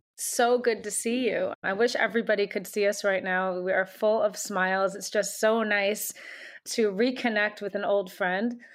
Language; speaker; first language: English; native; English